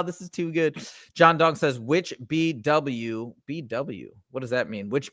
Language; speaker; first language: English; native; English